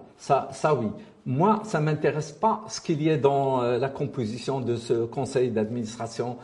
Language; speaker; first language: French; non-native, local second language; Arabic